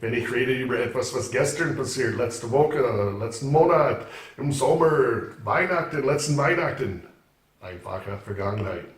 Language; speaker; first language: German; non-native, fluent; English